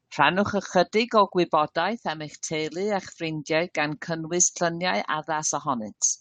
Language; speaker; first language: Welsh; non-native, learner; English